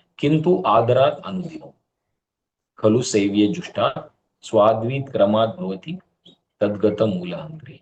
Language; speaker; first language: Malayalam; early bilingual, heritage; Malayalam